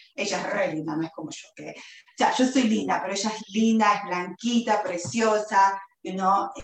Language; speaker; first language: Spanish; native; Spanish